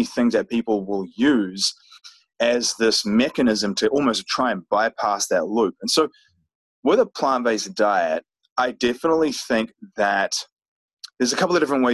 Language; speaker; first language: English; native; English